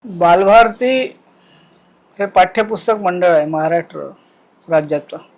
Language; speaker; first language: Marathi; native; Marathi